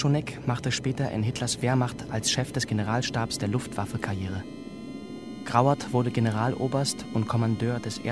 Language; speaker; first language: German; native; German